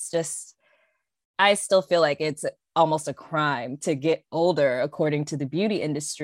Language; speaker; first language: English; native; English